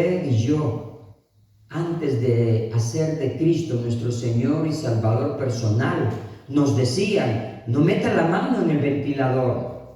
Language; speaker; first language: Spanish; native; Spanish